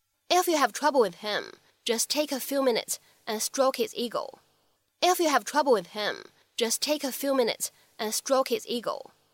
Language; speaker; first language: English; non-native, fluent; Chinese